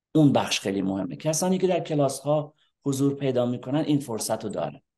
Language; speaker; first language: Persian; native; Persian